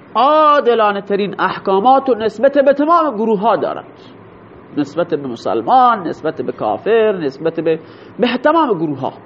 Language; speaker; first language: Persian; non-native, local second language; Baluchi